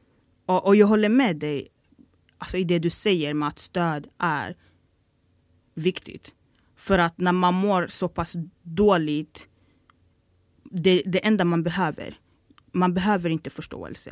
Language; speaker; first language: Swedish; early bilingual, other home language; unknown